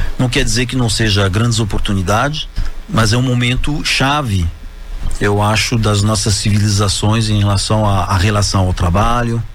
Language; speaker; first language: Portuguese; non-native, fluent; French